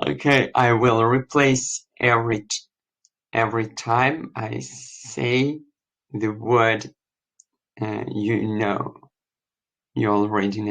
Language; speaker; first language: English; non-native, learner; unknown